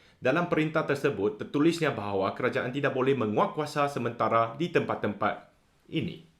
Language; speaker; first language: Malay; non-native, local second language; Chinese